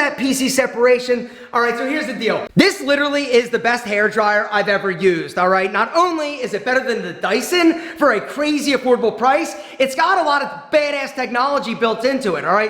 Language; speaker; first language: English; native; English